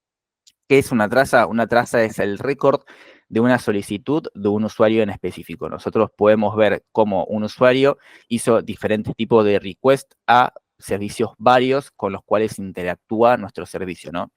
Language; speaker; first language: Spanish; native; Spanish